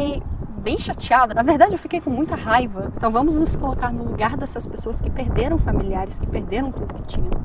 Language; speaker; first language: Portuguese; native; Portuguese